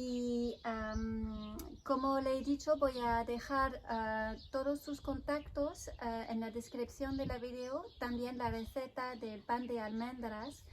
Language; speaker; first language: Spanish; non-native, fluent; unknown